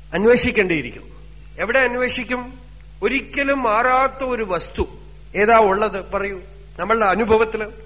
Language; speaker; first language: Malayalam; non-native, local second language; Tamil